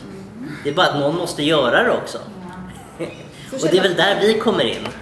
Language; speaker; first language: Swedish; native; Swedish